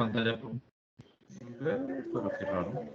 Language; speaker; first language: Spanish; native; Spanish